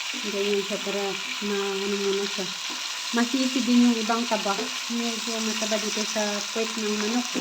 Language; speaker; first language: Filipino; non-native, local second language; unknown